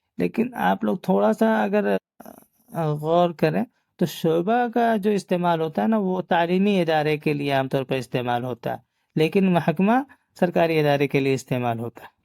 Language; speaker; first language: Urdu; native; Urdu